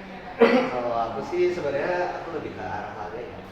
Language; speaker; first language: Indonesian; native; Indonesian